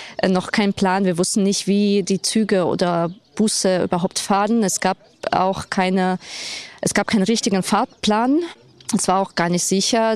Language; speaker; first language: German; non-native, fluent; Ukrainian